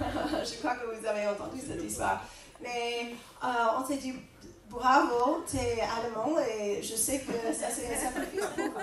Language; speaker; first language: French; non-native, fluent; English